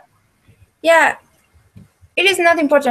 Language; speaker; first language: English; non-native, learner; Spanish